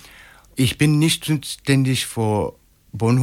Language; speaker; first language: German; non-native, fluent; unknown